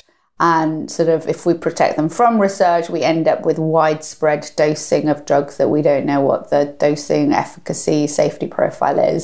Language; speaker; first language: English; native; English